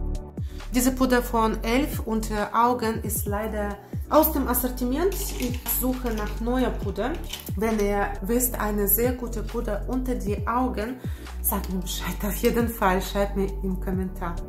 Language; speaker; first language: German; non-native, fluent; Russian